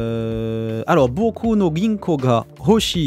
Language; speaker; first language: Japanese; non-native, learner; French